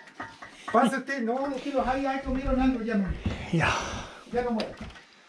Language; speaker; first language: Spanish; native; Spanish